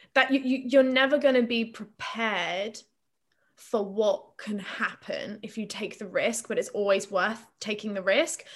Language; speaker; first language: English; native; English